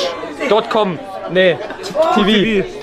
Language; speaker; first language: German; native; German